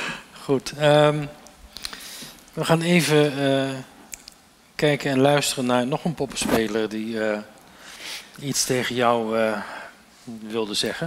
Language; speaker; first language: Dutch; native; Dutch